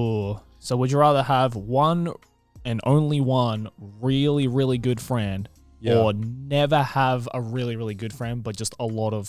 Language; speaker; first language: English; native; English